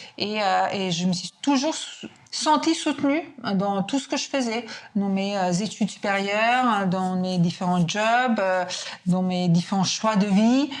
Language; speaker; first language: French; non-native, fluent; Serbian